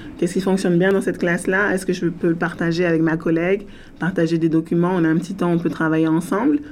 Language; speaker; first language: French; native; French